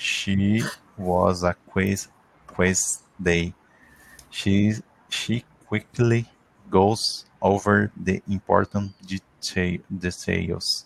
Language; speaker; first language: English; non-native, learner; Portuguese